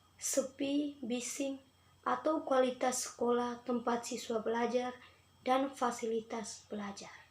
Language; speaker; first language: Indonesian; non-native, local second language; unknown